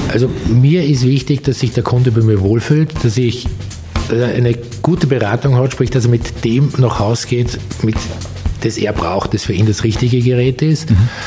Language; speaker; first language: German; native; German